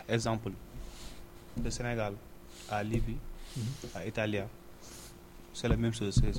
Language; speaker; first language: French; non-native, learner; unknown